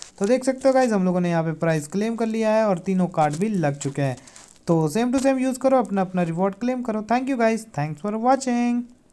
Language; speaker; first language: Hindi; native; Hindi